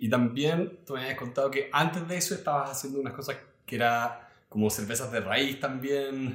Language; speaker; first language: Spanish; native; Spanish